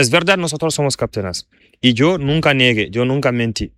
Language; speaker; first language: Spanish; non-native, learner; Fula